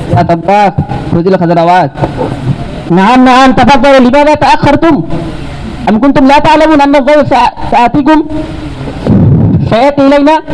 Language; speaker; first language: Arabic; non-native, learner; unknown